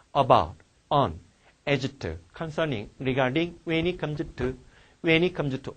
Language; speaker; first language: English; non-native, fluent; Korean